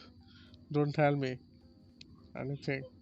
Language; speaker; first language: English; non-native, learner; Bangla